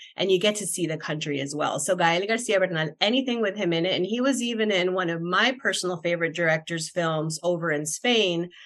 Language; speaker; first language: English; non-native, fluent; Spanish